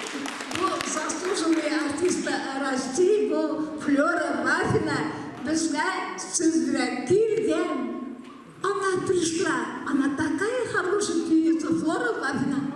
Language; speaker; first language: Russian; non-native, local second language; Tatar